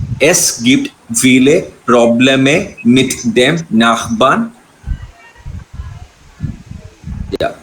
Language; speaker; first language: German; non-native, learner; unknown